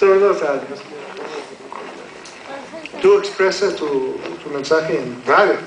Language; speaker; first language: Spanish; non-native, learner; English